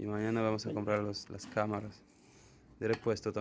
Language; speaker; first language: Spanish; non-native, learner; French